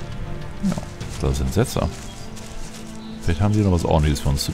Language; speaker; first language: German; native; German